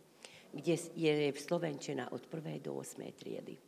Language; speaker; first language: Slovak; non-native, local second language; Hungarian